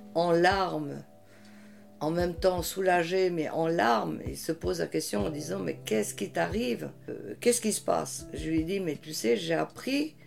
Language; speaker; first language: French; early bilingual, heritage; French